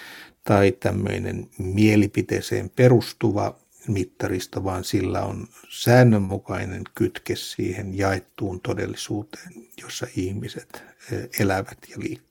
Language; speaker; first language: Finnish; native; Finnish